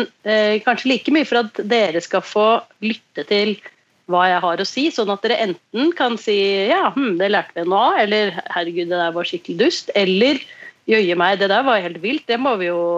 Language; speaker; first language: Norwegian; native; Norwegian